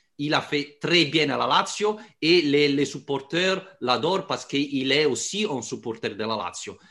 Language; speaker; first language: French; non-native, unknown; Italian